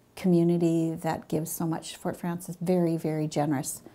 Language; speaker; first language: English; native; English